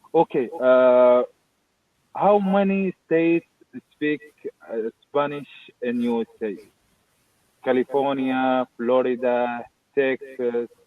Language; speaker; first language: English; non-native, learner; Arabic